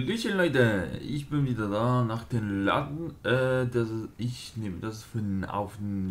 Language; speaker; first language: German; non-native, fluent; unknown